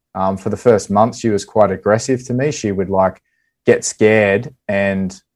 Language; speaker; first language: English; native; English